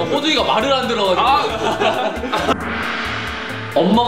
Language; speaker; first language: Korean; native; Korean